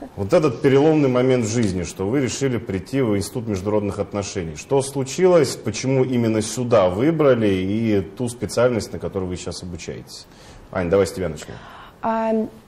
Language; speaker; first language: Russian; native; Russian